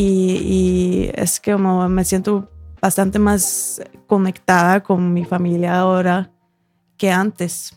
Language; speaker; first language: Spanish; early bilingual, heritage; Spanish